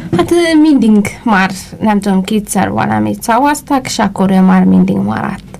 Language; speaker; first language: Hungarian; non-native, learner; Amharic